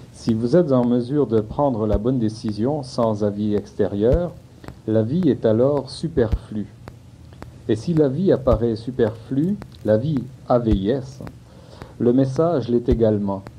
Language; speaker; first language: French; native; French